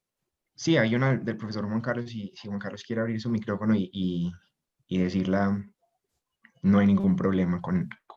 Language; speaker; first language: Spanish; native; Spanish